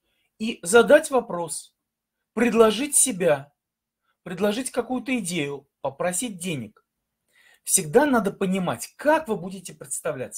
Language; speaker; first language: Russian; native; Russian